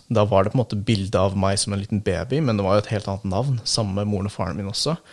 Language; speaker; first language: Norwegian; early bilingual, other home language; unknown